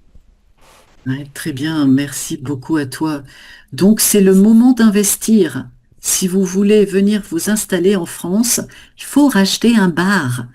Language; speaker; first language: French; native; French